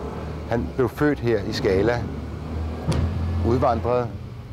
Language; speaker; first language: Danish; native; Danish